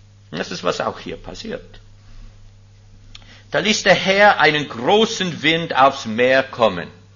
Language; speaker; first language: German; non-native, fluent; English